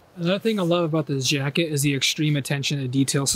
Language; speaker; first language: English; native; English